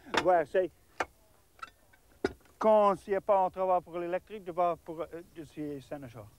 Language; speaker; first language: French; non-native, learner; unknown